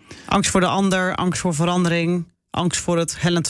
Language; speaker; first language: Dutch; native; Dutch